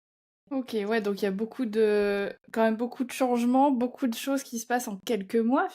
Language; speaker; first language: French; native; French